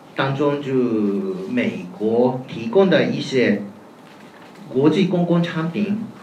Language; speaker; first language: Chinese; non-native, fluent; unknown